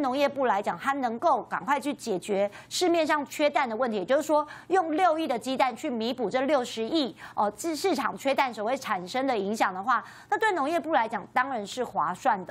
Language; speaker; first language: Chinese; native; Chinese